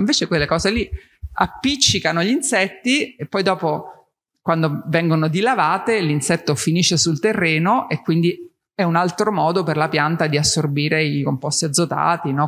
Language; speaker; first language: Italian; native; Italian